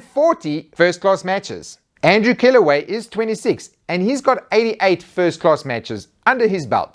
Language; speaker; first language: English; native; English